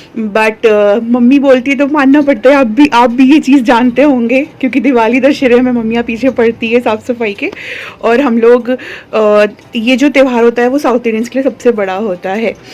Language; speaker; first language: Hindi; non-native, local second language; Telugu